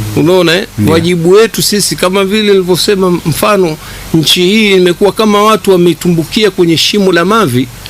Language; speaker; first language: Swahili; native; Swahili